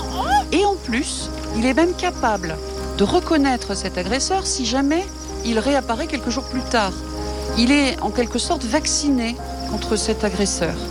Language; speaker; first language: French; native; French